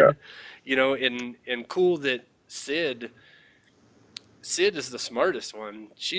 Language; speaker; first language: English; native; English